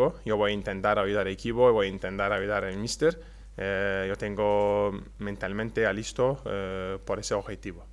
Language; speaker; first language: Spanish; non-native, learner; Turkish